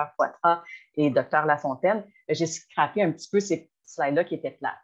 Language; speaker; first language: French; native; French